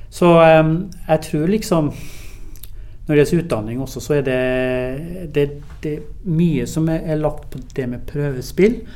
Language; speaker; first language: Norwegian; early bilingual, other home language; English